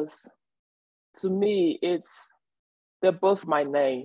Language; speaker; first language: English; non-native, local second language; Igbo